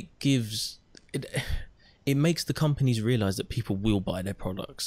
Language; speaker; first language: English; native; English